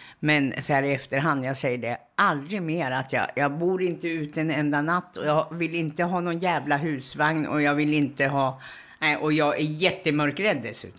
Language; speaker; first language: Swedish; native; Swedish